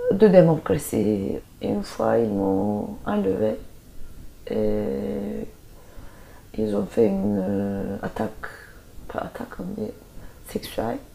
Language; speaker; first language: French; non-native, fluent; Turkish